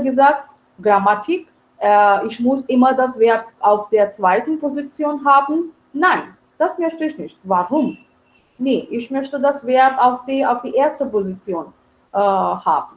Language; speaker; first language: German; non-native, fluent; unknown